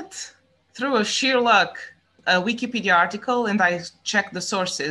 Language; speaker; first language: English; non-native, fluent; Portuguese